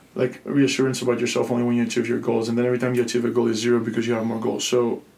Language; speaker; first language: English; non-native, fluent; Greek